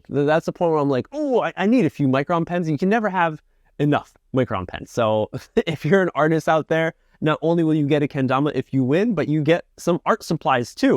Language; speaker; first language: English; native; English